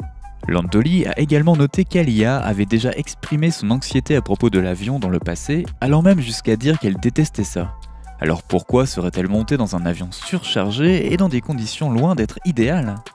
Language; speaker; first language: French; native; French